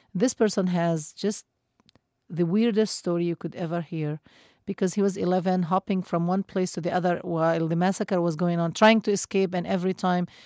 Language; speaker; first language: English; non-native, fluent; Arabic